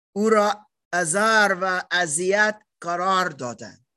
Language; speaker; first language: Persian; non-native, learner; German